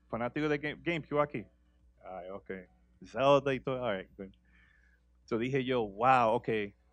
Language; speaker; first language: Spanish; early bilingual, heritage; Spanish